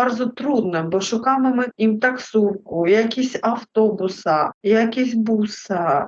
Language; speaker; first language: Polish; non-native, learner; Russian